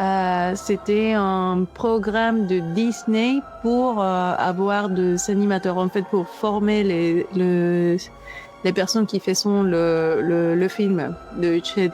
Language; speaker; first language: French; non-native, fluent; Spanish